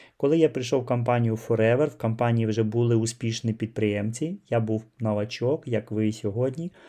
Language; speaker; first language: Ukrainian; non-native, local second language; Russian